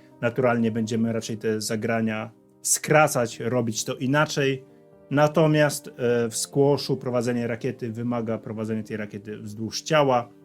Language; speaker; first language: Polish; native; Polish